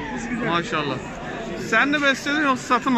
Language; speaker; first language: Turkish; native; Turkish